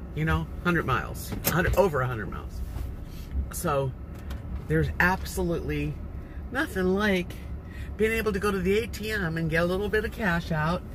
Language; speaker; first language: English; native; English